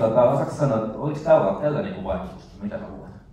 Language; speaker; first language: Finnish; native; Finnish